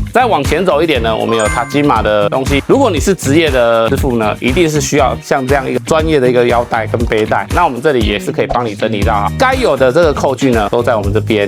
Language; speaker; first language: Chinese; native; Chinese